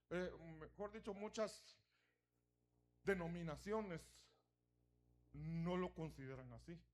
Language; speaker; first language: Spanish; native; Spanish